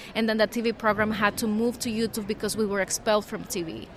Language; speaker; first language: English; non-native, fluent; Spanish